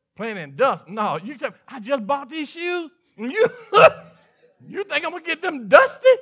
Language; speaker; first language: English; native; English